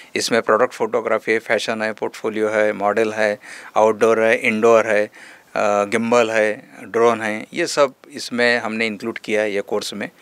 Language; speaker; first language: Hindi; non-native, local second language; Marathi